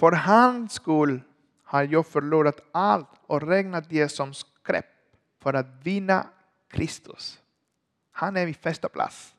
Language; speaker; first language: Swedish; non-native, learner; Spanish